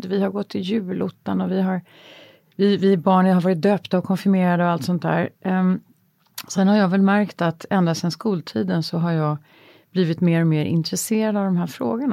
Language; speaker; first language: Swedish; native; Swedish